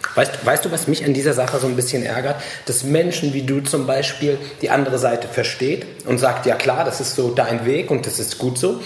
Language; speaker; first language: German; early bilingual, other home language; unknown